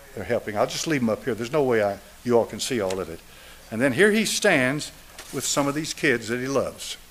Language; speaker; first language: English; native; English